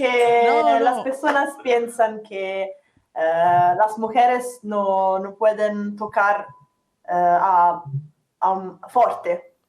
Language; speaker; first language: Spanish; non-native, learner; Italian